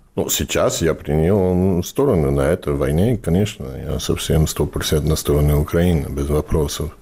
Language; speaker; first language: Russian; non-native, fluent; English